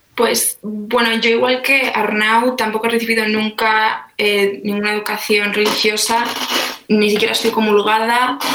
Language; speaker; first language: Spanish; native; Spanish